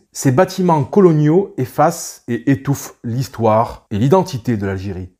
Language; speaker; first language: French; native; French